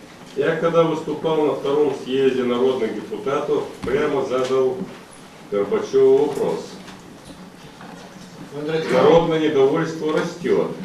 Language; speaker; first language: Russian; native; Russian